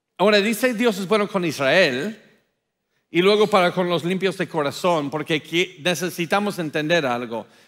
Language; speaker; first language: Spanish; non-native, fluent; English